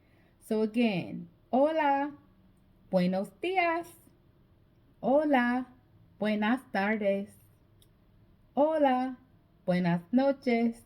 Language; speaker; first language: Spanish; non-native, learner; English